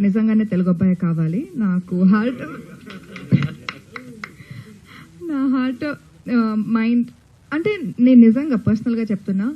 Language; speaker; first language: Telugu; non-native, fluent; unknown